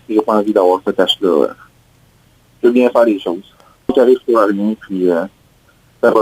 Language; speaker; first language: French; native; French